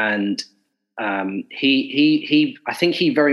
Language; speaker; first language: English; native; English